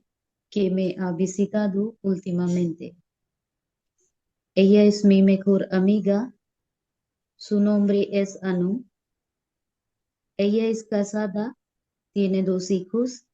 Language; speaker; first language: Spanish; non-native, learner; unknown